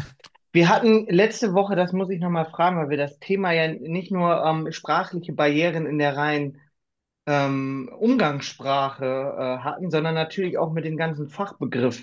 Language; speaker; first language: German; native; German